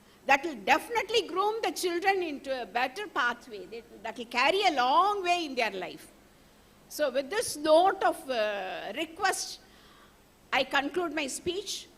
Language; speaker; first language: English; non-native, local second language; Tamil